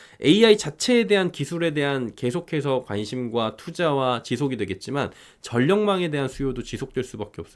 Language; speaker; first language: Korean; native; Korean